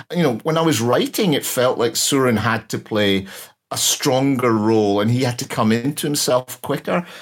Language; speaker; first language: English; native; English